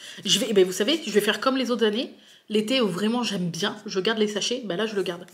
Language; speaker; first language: French; native; French